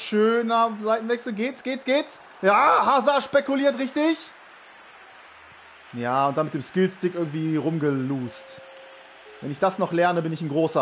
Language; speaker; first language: German; native; German